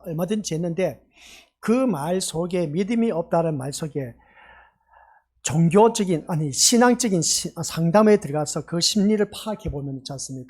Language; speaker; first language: Korean; native; Korean